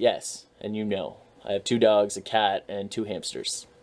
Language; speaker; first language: English; native; English